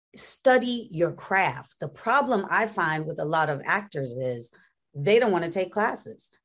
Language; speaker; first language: English; native; English